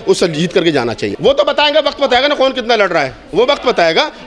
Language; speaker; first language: Hindi; native; Hindi